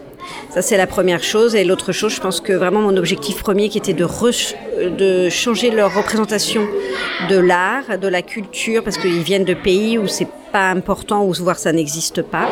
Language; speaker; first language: French; native; French